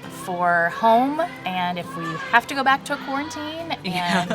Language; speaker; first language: English; native; English